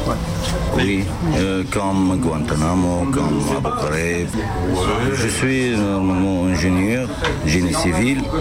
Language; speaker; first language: French; non-native, learner; Arabic